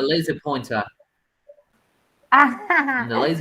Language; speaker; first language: English; non-native, fluent; Spanish